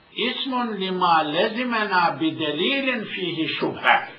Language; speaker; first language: Arabic; non-native, fluent; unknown